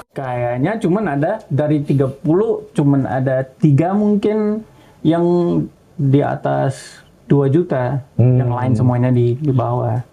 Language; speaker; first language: Indonesian; non-native, fluent; Dutch